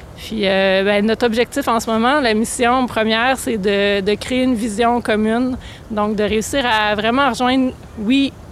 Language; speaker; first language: French; native; French